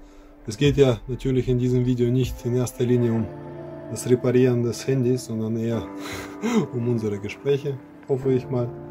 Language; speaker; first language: German; non-native, fluent; Russian